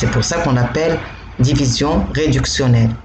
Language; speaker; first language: French; non-native, local second language; Arabic